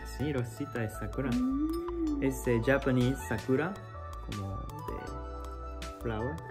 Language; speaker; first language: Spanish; non-native, learner; Japanese